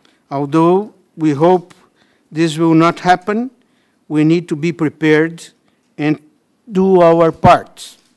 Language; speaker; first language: English; non-native, fluent; Portuguese